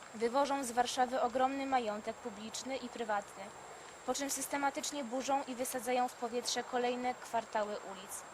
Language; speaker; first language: Polish; native; Polish